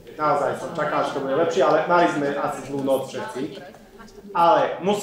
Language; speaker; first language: Slovak; native; Slovak